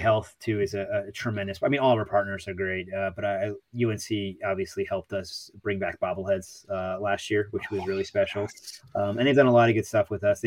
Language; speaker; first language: English; native; English